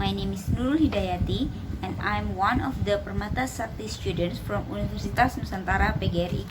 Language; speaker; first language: English; non-native, learner; Indonesian